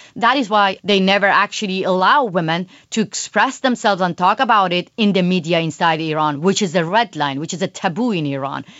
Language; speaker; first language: English; non-native, fluent; Persian